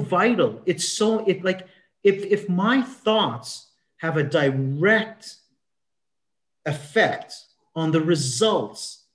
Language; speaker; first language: English; native; English